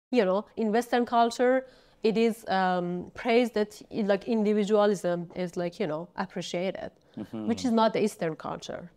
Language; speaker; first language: English; non-native, fluent; Persian